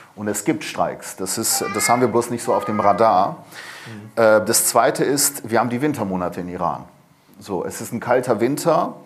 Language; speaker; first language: German; early bilingual, other home language; Persian